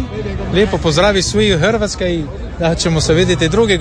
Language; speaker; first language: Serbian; early bilingual, heritage; Spanish